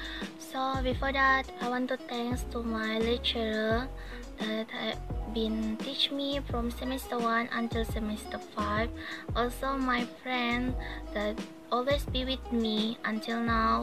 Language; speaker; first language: English; non-native, learner; Malay